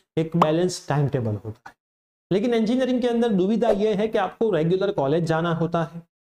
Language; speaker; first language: Hindi; non-native, local second language; Gujarati